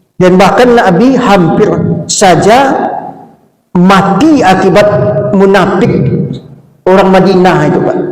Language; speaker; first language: Malay; non-native, local second language; Minangkabau